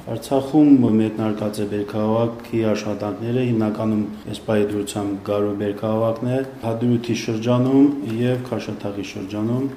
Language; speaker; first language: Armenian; native; Armenian